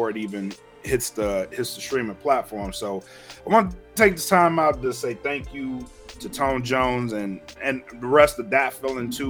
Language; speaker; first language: English; native; English